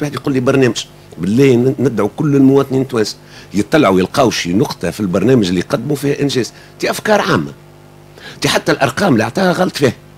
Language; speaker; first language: Arabic; native; Arabic